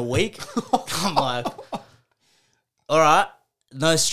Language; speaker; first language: English; native; English